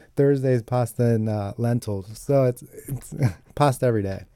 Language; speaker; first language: English; non-native, fluent; Italian